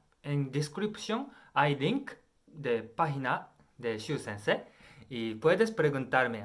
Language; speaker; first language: Spanish; non-native, learner; Japanese